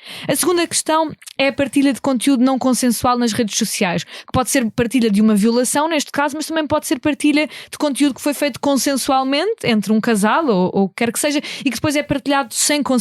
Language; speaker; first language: Portuguese; native; Portuguese